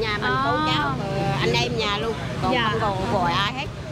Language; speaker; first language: Vietnamese; native; Vietnamese